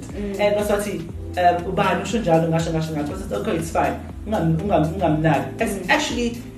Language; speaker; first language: English; non-native, local second language; Zulu